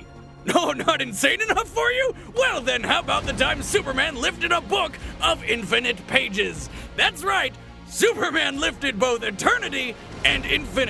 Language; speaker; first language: English; native; English